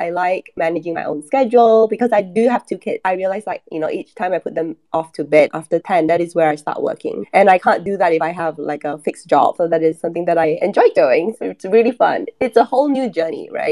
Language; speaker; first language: English; non-native, local second language; Chinese